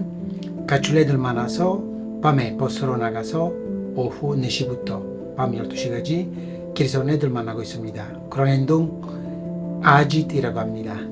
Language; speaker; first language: Korean; non-native, fluent; Italian